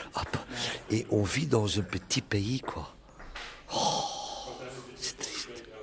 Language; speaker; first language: French; native; French